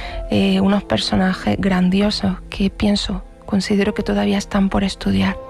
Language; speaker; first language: Spanish; native; Spanish